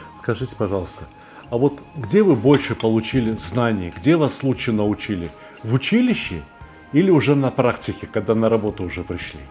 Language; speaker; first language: Russian; native; Russian